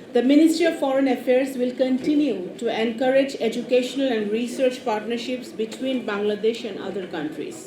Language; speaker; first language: English; non-native, local second language; Bangla